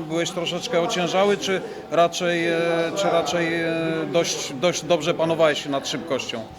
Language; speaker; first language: Polish; native; Polish